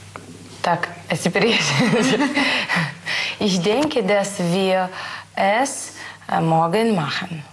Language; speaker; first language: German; non-native, learner; Russian